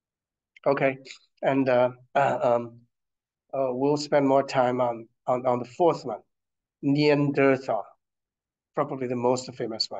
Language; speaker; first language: English; non-native, fluent; Chinese